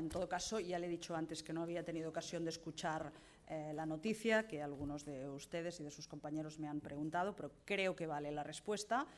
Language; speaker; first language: Spanish; non-native, local second language; Catalan